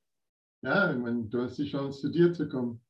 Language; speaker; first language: German; non-native, fluent; English